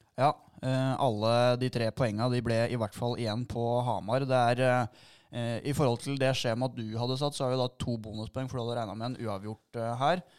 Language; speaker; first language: Norwegian; native; Norwegian